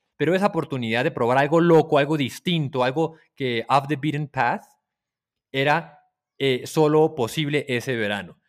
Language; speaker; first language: Spanish; native; Spanish